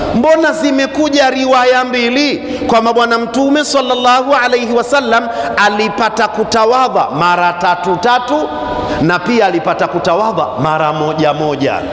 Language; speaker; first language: Swahili; non-native, local second language; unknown